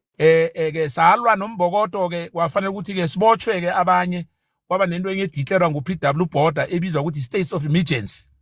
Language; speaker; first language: Zulu; non-native, local second language; South Ndebele